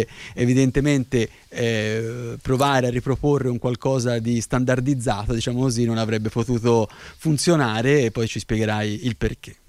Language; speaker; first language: Italian; native; Italian